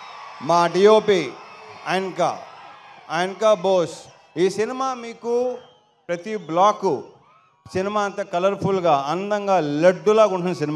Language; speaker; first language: Telugu; native; Telugu